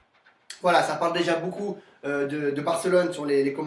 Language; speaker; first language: French; native; French